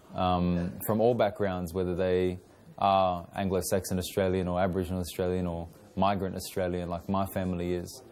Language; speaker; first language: English; native; English